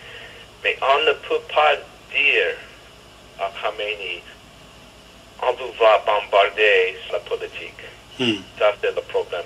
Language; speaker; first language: French; non-native, learner; English